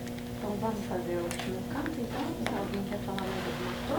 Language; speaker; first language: Portuguese; native; Portuguese